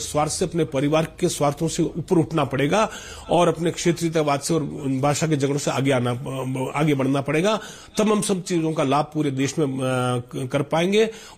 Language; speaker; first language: Hindi; native; Hindi